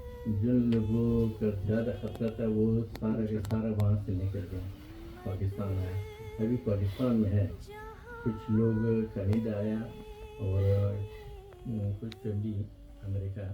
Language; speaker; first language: Hindi; non-native, fluent; Pashto